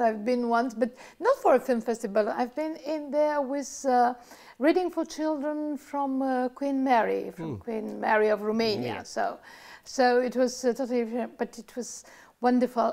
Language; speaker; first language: English; non-native, fluent; Romanian